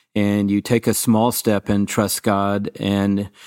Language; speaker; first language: English; native; English